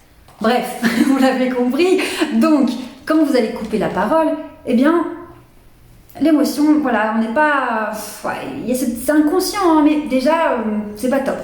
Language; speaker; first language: French; native; French